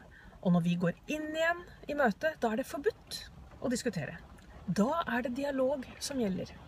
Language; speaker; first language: Norwegian; native; Norwegian